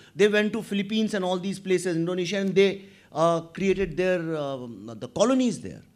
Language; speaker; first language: English; non-native, local second language; Hindi